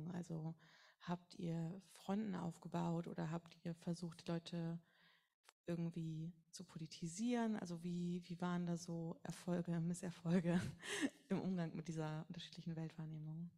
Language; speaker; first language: German; native; German